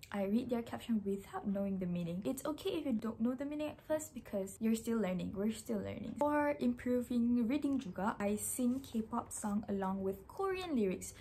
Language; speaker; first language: English; non-native, local second language; Malay